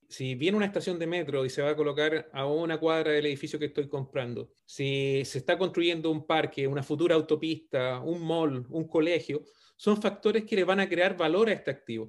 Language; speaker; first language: Spanish; native; Spanish